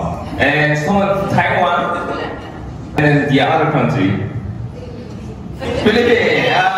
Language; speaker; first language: English; non-native, learner; Korean